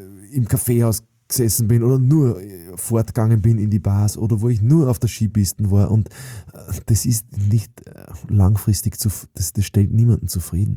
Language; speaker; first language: German; native; German